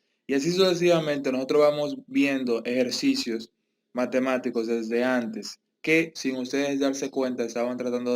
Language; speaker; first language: Spanish; native; Spanish